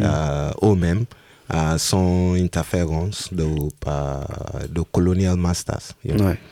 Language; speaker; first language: French; non-native, learner; Yoruba